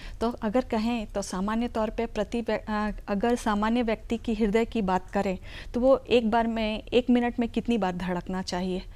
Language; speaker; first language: Hindi; native; Hindi